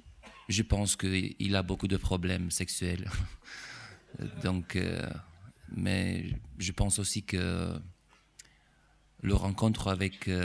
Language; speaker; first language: French; non-native, fluent; Romanian